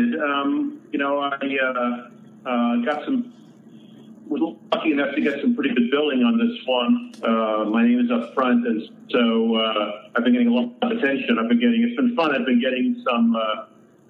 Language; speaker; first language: English; native; English